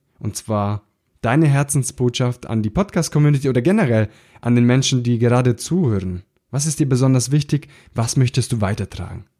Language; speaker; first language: German; early bilingual, other home language; Italian